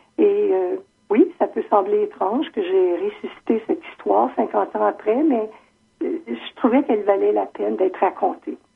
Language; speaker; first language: French; native; French